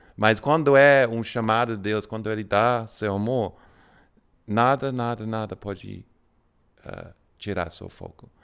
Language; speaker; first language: Portuguese; non-native, fluent; English